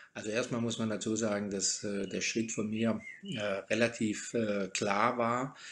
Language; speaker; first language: German; early bilingual, other home language; Croatian